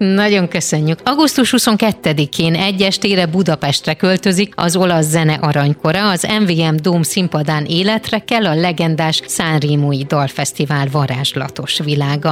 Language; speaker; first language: Hungarian; native; Hungarian